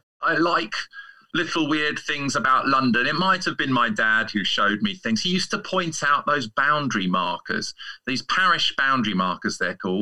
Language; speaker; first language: English; native; English